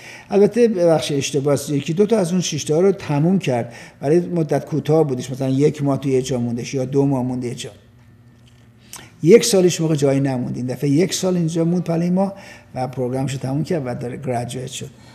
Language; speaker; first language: Persian; native; Persian